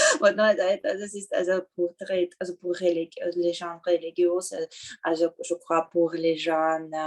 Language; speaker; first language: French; non-native, learner; Russian